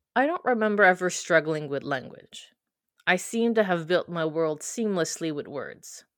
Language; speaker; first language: English; early bilingual, other home language; French